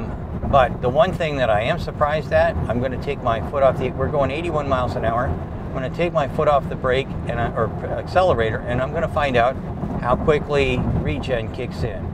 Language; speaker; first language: English; native; English